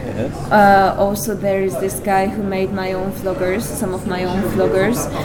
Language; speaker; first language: English; non-native, fluent; Hungarian